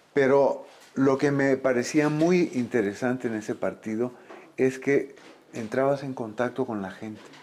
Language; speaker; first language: Spanish; native; Spanish